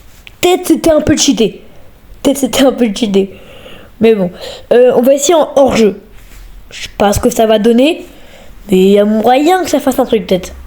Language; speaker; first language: French; native; French